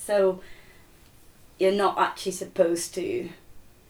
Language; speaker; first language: English; non-native, local second language; Malay